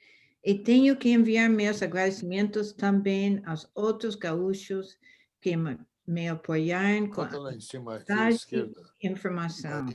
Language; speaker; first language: Portuguese; non-native, fluent; English